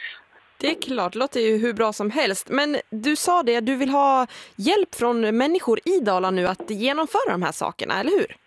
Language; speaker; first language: Swedish; native; Swedish